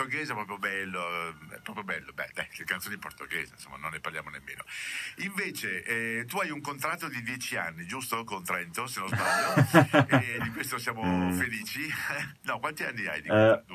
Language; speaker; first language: Italian; native; Italian